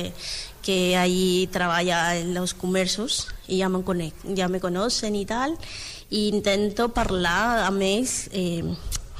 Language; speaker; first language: Catalan; non-native, learner; Spanish